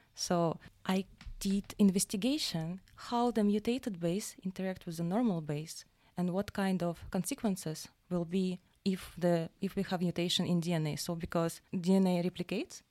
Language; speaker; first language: English; non-native, fluent; Russian